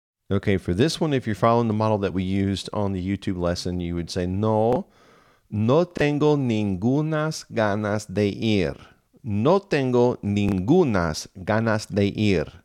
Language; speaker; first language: English; native; English